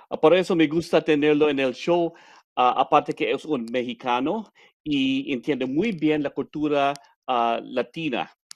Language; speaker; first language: Spanish; non-native, learner; English